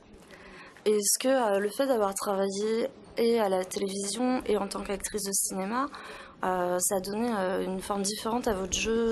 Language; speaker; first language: French; native; French